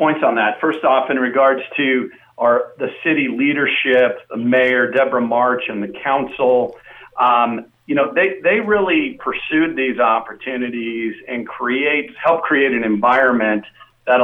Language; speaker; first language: English; native; English